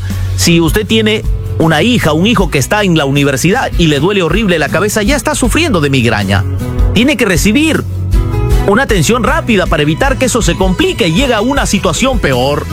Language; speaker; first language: Spanish; native; Spanish